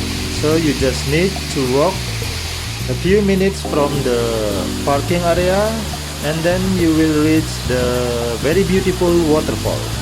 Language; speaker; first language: English; non-native, local second language; Indonesian